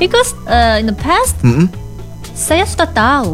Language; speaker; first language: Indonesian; non-native, learner; Korean